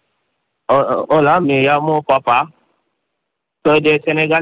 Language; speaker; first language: Spanish; non-native, learner; Wolof